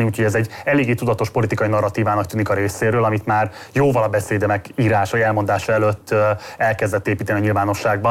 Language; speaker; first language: Hungarian; native; Hungarian